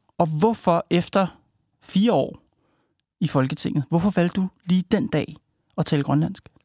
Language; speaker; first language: Danish; native; Danish